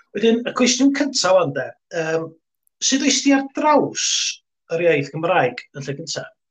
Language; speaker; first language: Welsh; native; Welsh